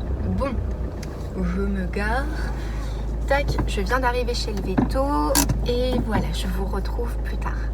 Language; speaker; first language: French; native; French